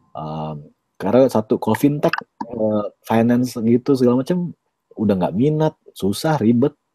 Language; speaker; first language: Indonesian; native; Indonesian